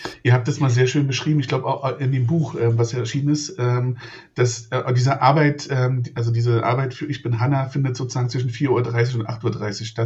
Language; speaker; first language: German; native; German